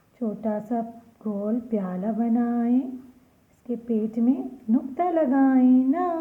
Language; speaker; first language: Hindi; native; Hindi